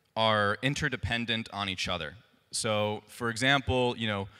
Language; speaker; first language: English; native; English